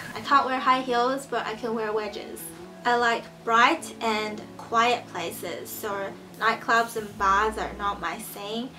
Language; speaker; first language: English; early bilingual, other home language; Chinese